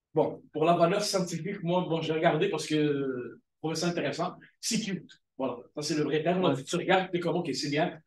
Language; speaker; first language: French; native; French